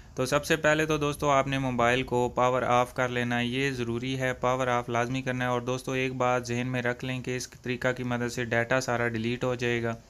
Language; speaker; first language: Urdu; non-native, local second language; Punjabi